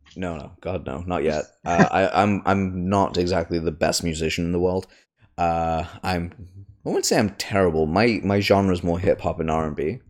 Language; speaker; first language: English; native; English